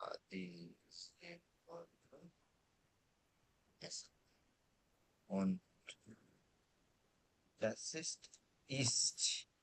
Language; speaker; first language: German; non-native, fluent; Bangla